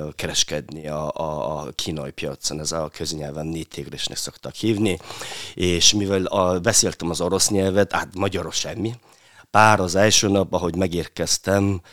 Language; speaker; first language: Hungarian; non-native, fluent; Mongolian